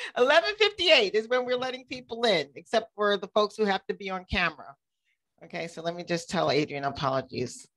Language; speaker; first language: English; native; English